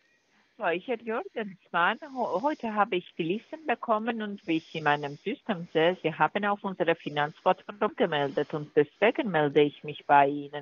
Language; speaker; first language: German; non-native, learner; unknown